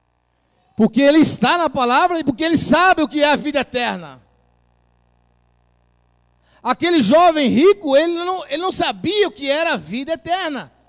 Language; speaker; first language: Portuguese; native; Portuguese